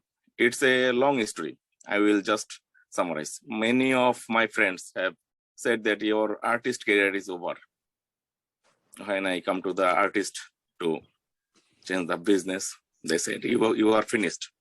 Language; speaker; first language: English; non-native, learner; Bangla